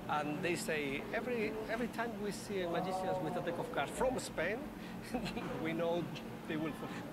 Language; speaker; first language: English; non-native, fluent; Spanish